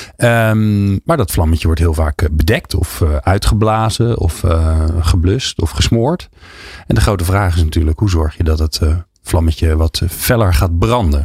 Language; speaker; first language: Dutch; native; Dutch